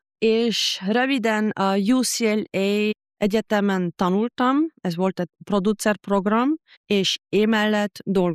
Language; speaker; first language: Hungarian; non-native, fluent; German